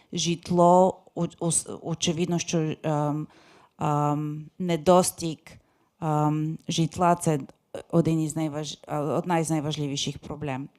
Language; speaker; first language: Ukrainian; non-native, fluent; English